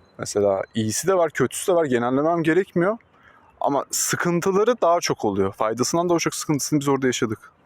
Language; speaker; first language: Turkish; non-native, fluent; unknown